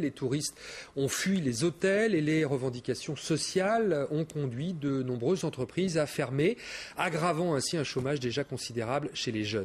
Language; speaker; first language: French; native; French